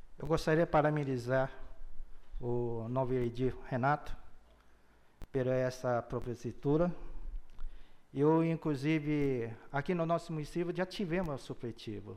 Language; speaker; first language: Portuguese; early bilingual, other home language; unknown